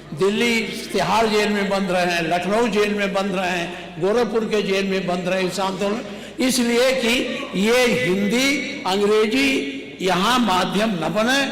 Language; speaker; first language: Hindi; native; Hindi